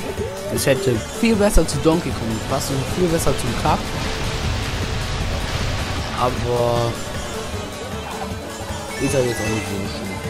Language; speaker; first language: German; native; German